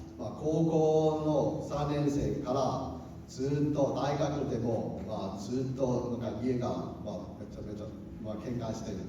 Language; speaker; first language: Japanese; non-native, learner; Cantonese